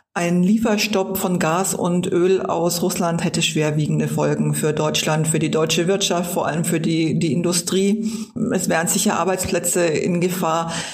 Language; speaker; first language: German; native; German